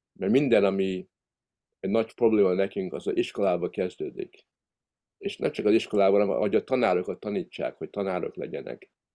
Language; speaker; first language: Hungarian; early bilingual, heritage; Hungarian